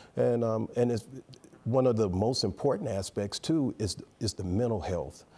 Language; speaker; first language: English; native; English